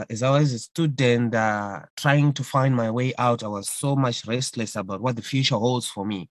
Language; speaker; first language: English; non-native, local second language; Shona